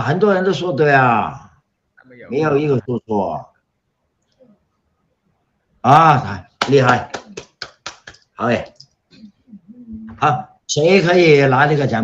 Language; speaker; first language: Chinese; non-native, local second language; Cantonese